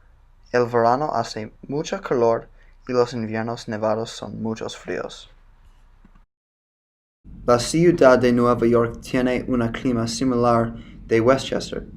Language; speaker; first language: Spanish; non-native, learner; English